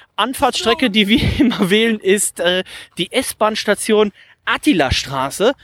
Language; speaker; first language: German; native; German